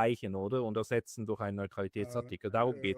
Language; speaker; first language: German; native; German